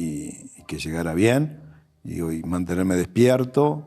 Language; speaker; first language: Spanish; native; Spanish